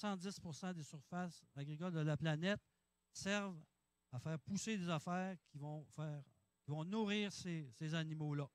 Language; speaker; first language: French; native; French